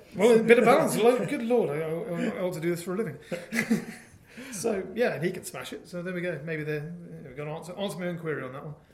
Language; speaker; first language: English; native; English